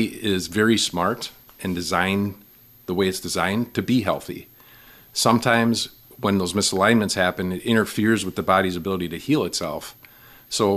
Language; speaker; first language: English; native; English